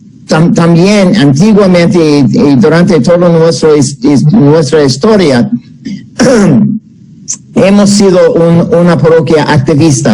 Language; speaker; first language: Spanish; non-native, fluent; English